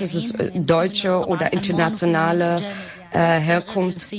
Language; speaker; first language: German; non-native, learner; Arabic